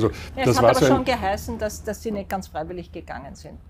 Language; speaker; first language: German; native; German